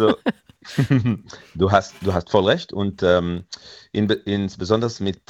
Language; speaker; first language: German; non-native, fluent; Hebrew